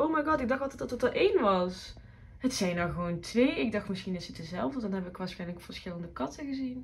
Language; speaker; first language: Dutch; native; Dutch